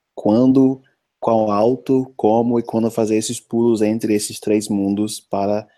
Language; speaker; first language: Portuguese; non-native, fluent; English